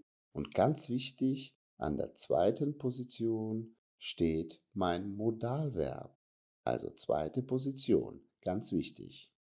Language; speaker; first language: German; non-native, fluent; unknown